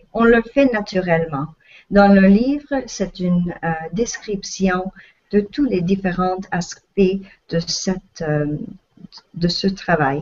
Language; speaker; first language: French; non-native, local second language; English